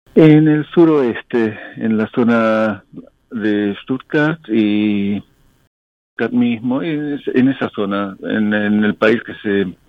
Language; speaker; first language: Spanish; non-native, local second language; English